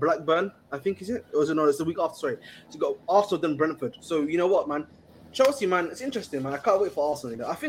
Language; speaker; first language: English; native; English